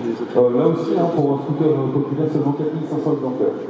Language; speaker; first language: French; native; French